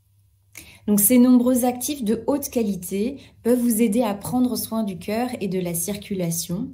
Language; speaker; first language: French; native; French